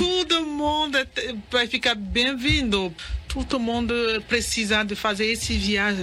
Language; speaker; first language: Portuguese; non-native, learner; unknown